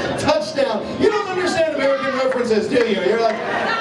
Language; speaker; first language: English; native; English